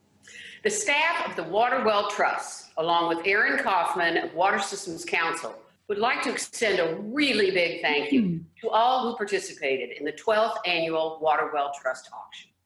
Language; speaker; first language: English; native; English